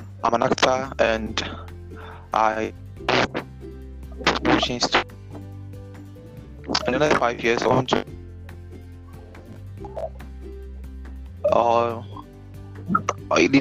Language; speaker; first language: English; non-native, local second language; Akan